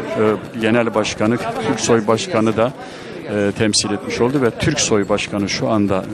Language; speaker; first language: Turkish; native; Turkish